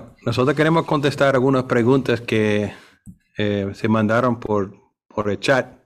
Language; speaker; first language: Spanish; non-native, fluent; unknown